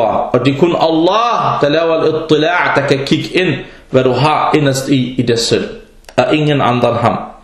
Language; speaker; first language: Danish; early bilingual, other home language; Arabic